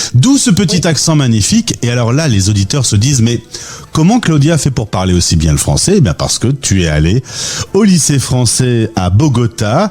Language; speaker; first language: French; native; French